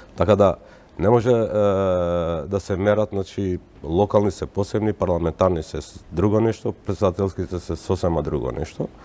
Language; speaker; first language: Macedonian; non-native, local second language; Albanian